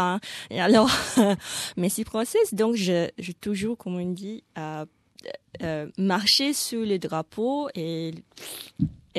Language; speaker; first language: French; non-native, learner; Indonesian